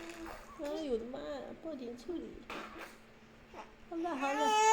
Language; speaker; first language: Chinese; native; Chinese